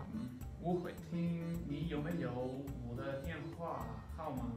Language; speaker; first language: Chinese; non-native, learner; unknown